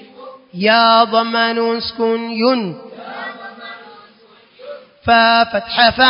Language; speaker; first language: Arabic; non-native, learner; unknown